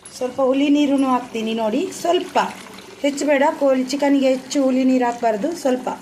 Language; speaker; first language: Kannada; non-native, local second language; Tulu